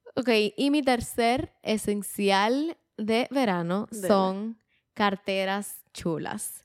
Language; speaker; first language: Spanish; native; Spanish